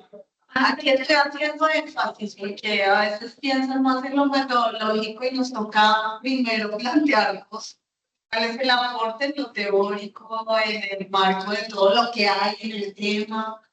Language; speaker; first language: Spanish; native; Spanish